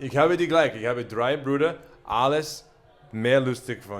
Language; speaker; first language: German; non-native, learner; English